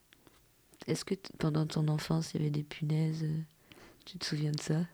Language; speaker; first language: French; native; French